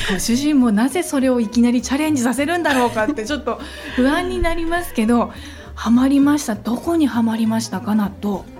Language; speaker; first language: Japanese; native; Japanese